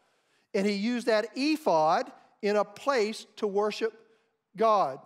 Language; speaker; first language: English; native; English